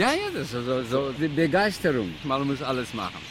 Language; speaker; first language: German; non-native, learner; Tajik